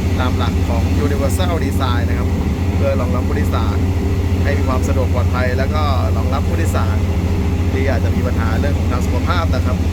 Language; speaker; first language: Thai; native; Thai